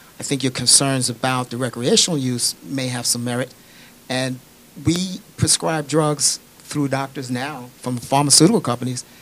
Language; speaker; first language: English; native; English